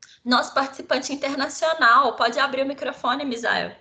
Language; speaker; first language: Portuguese; native; Portuguese